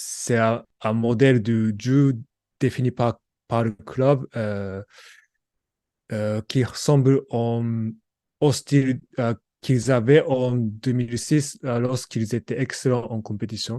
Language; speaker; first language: French; non-native, learner; Japanese